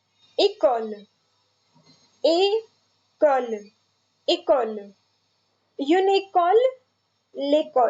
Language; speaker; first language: French; non-native, fluent; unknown